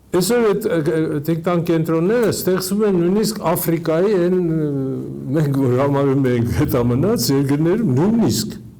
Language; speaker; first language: Armenian; native; Armenian